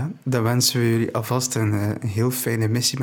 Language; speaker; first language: Dutch; native; Dutch